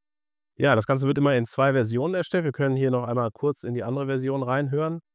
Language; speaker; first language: German; native; German